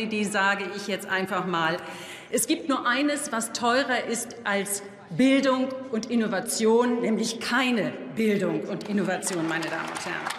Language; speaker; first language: German; native; German